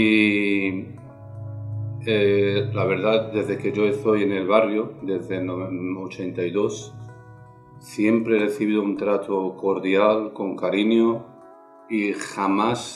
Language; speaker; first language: Spanish; non-native, fluent; Persian